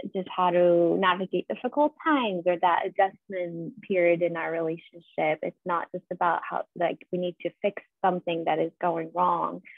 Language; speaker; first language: English; non-native, fluent; Persian